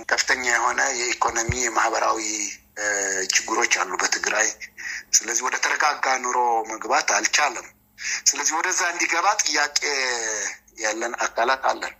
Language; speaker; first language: Amharic; non-native, local second language; Tigrinya